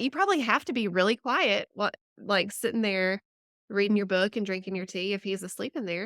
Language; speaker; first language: English; native; English